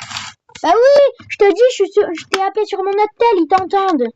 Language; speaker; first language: French; native; French